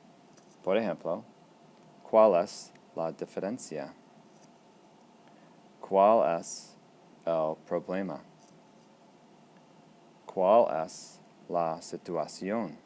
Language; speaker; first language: Spanish; non-native, fluent; English